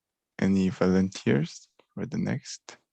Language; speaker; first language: English; non-native, learner; Korean